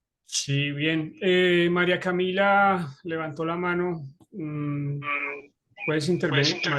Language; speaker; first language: Spanish; native; Spanish